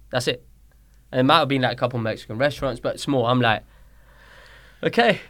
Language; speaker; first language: English; early bilingual, other home language; Spanish